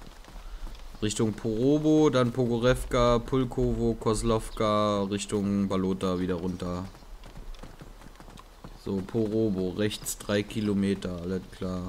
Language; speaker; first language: German; native; German